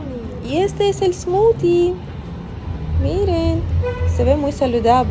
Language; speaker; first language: Spanish; non-native, fluent; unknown